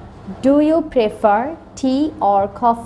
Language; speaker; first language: English; non-native, local second language; Bangla